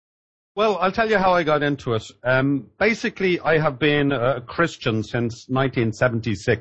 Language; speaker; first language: English; native; English